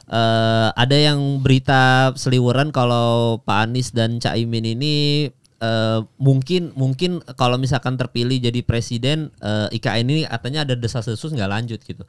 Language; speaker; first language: Indonesian; native; Indonesian